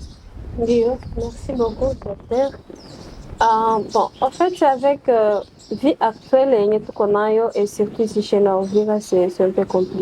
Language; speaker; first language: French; non-native, local second language; Swahili